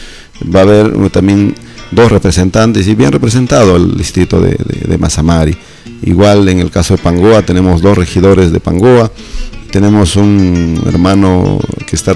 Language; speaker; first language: Spanish; non-native, local second language; Quechua